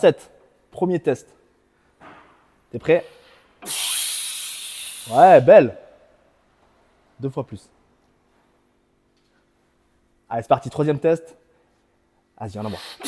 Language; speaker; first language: French; native; French